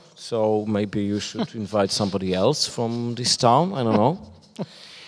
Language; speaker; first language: English; non-native, fluent; Polish